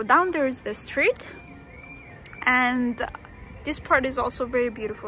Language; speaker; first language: English; non-native, fluent; Persian